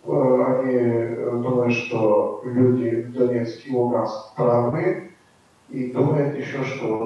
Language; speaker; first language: Russian; non-native, fluent; Bulgarian